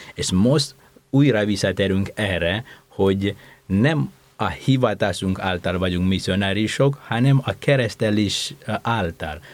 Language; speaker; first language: Hungarian; non-native, fluent; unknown